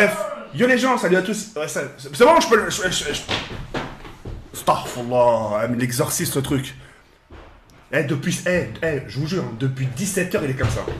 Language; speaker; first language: French; native; French